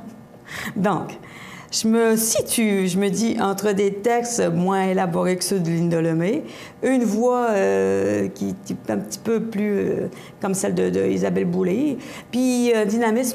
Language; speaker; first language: French; native; French